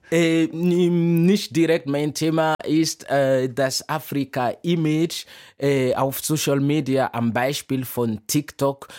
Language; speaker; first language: German; non-native, fluent; Mossi